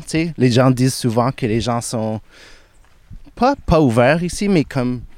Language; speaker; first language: French; non-native, local second language; English